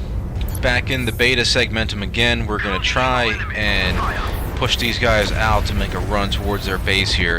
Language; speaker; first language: English; native; English